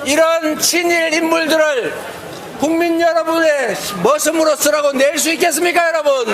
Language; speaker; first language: Korean; native; Korean